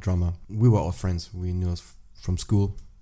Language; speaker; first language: English; non-native, fluent; German